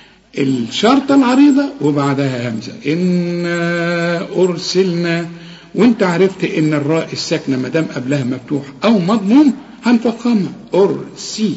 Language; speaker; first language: Arabic; native; Arabic